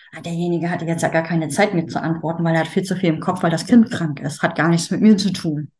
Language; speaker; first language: German; native; German